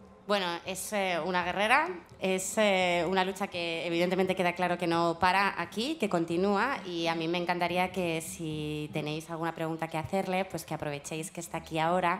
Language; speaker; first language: Spanish; native; Spanish